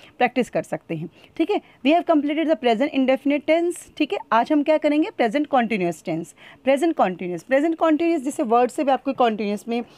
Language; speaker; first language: Hindi; native; Hindi